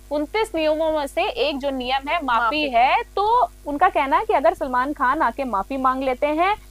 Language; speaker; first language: Hindi; native; Hindi